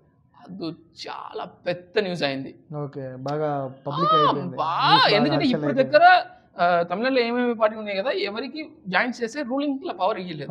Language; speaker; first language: Telugu; non-native, local second language; Tamil